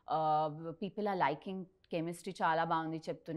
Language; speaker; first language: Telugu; non-native, learner; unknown